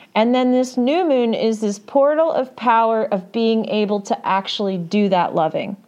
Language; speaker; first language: English; native; English